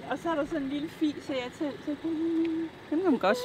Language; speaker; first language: Danish; native; Danish